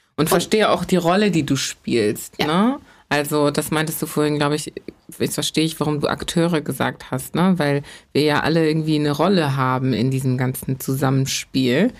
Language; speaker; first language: German; native; German